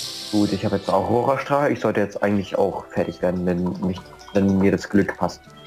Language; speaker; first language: German; native; German